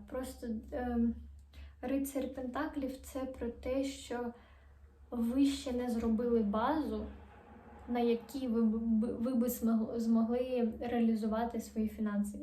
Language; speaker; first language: Ukrainian; non-native, local second language; Russian